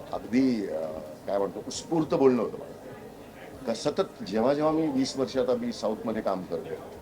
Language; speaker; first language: Marathi; native; Marathi